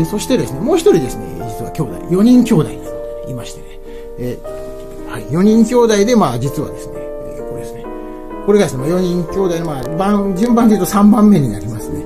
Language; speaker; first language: Japanese; native; Japanese